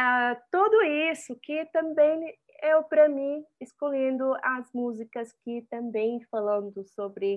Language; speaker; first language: Portuguese; non-native, fluent; Arabic